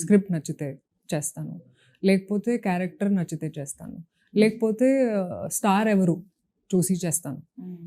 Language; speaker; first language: Telugu; non-native, local second language; Hindi